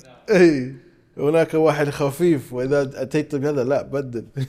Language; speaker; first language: Arabic; non-native, fluent; English